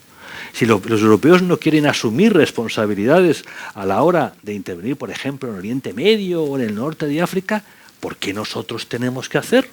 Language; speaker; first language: Spanish; native; Spanish